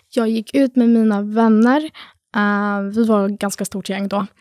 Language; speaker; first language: Swedish; early bilingual, other home language; Arabic